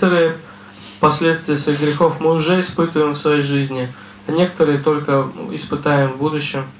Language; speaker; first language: Russian; native; Russian